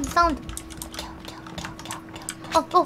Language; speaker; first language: English; non-native, learner; Korean